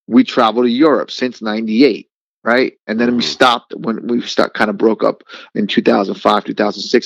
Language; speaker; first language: English; native; English